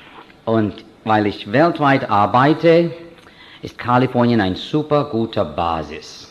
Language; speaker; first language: German; non-native, fluent; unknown